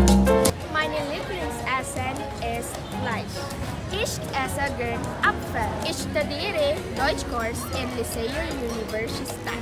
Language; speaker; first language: German; non-native, learner; Cebuano